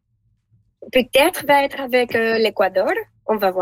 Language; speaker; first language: French; non-native, learner; Spanish